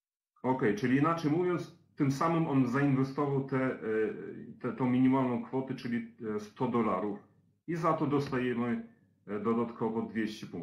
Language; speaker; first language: Polish; native; Polish